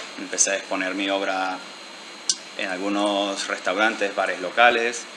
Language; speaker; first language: Spanish; native; Spanish